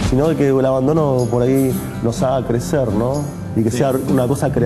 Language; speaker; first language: Spanish; native; Spanish